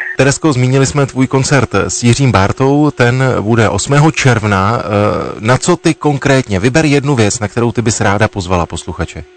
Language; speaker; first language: Czech; native; Czech